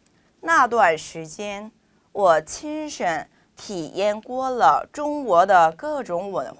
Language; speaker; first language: Chinese; non-native, fluent; Korean